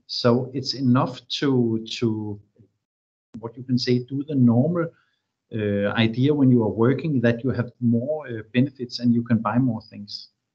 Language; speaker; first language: English; non-native, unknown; Danish